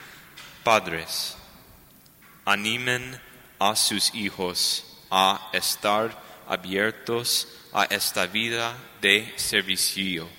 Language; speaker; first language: Spanish; non-native, learner; English